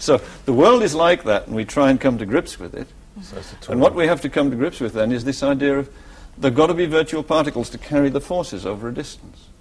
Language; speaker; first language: English; native; English